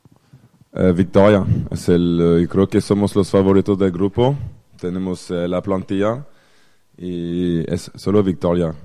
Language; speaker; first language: Spanish; non-native, fluent; French